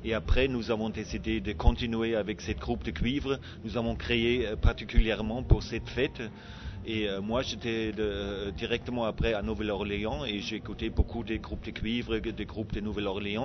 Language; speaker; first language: French; non-native, fluent; German